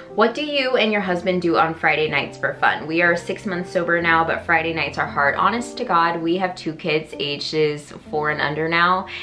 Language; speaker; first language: English; native; English